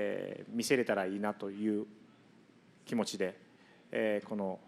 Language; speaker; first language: Japanese; native; Japanese